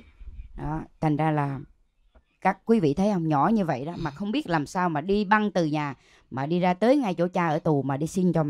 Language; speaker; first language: Vietnamese; native; Vietnamese